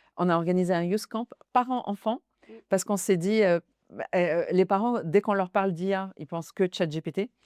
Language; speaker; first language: French; early bilingual, other home language; Arabic